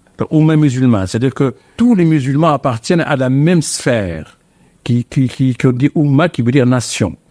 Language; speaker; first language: French; non-native, local second language; Arabic